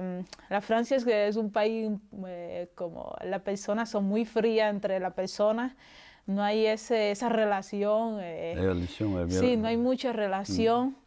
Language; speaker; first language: Spanish; non-native, local second language; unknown